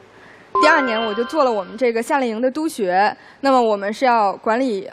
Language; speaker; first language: Chinese; native; Chinese